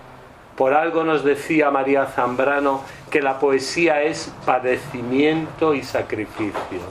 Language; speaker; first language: Spanish; native; Spanish